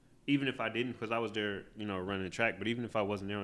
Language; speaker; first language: English; native; English